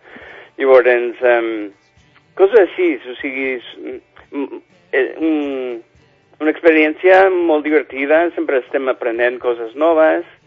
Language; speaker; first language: Catalan; non-native, fluent; English